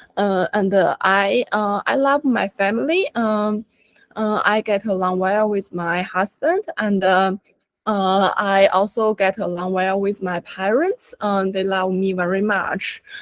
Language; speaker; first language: English; non-native, learner; Chinese